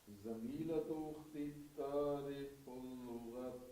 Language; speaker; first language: Arabic; non-native, learner; Urdu